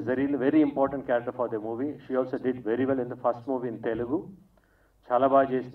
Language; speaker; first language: Telugu; native; Telugu